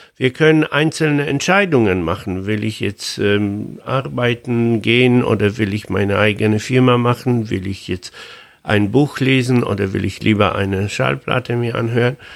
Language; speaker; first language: German; non-native, fluent; Polish